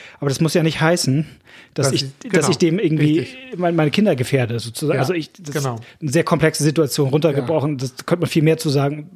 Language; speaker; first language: German; native; German